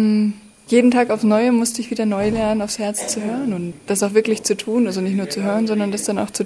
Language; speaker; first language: German; native; German